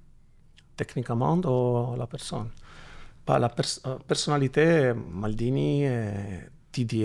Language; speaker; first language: French; non-native, learner; Italian